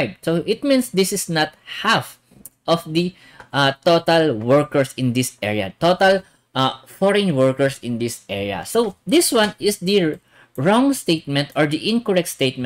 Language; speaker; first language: English; non-native, local second language; Filipino